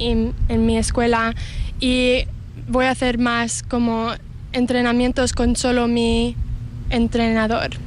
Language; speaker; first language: Spanish; early bilingual, heritage; English